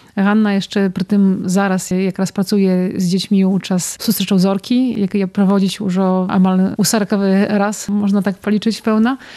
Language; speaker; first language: Belarusian; native; Belarusian